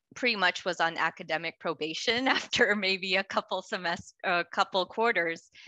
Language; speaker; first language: English; native; English